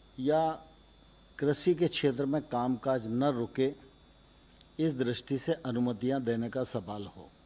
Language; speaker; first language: Hindi; native; Hindi